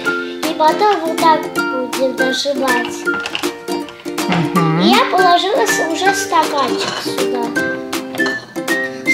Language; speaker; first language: Russian; early bilingual, heritage; Russian